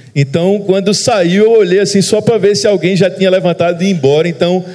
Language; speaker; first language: Portuguese; native; Portuguese